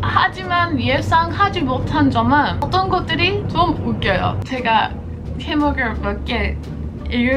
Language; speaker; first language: Korean; non-native, fluent; English